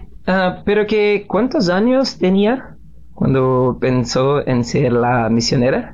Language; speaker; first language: Spanish; non-native, learner; Portuguese